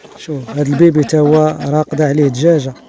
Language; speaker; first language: Arabic; native; Arabic